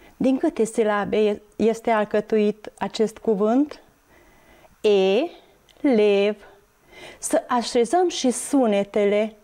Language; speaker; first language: Romanian; non-native, local second language; Hungarian